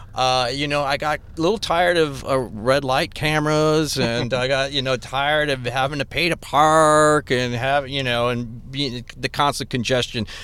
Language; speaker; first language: English; native; English